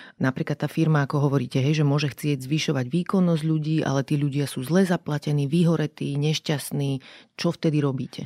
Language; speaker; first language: Slovak; native; Slovak